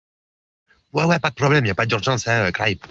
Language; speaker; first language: French; native; French